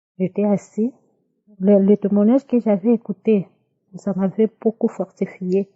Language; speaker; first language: French; non-native, local second language; Lingala